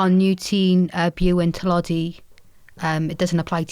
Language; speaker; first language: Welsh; non-native, local second language; English